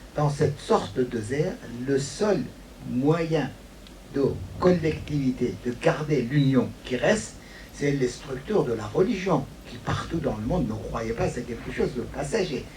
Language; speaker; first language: French; non-native, fluent; Persian